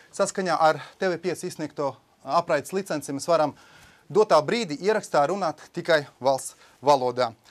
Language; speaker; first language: Latvian; non-native, local second language; Russian